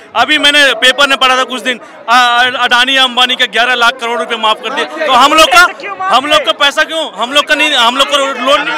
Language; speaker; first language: Hindi; native; Hindi